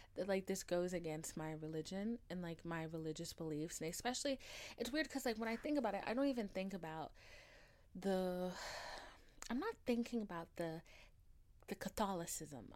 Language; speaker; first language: English; early bilingual, other home language; Haitian Creole